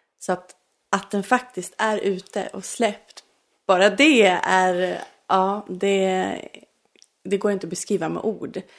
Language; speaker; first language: Swedish; native; Swedish